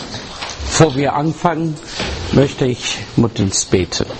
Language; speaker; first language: German; non-native, learner; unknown